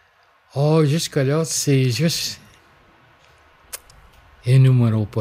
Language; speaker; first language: French; non-native, local second language; English